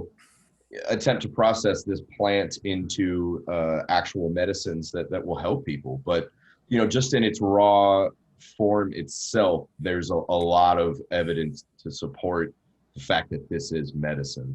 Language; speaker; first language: English; native; English